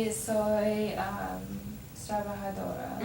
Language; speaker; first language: Spanish; non-native, learner; English